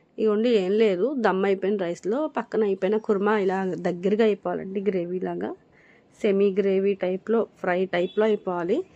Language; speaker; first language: Telugu; non-native, local second language; Urdu